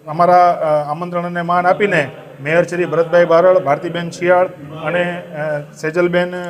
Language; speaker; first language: Gujarati; non-native, local second language; Sindhi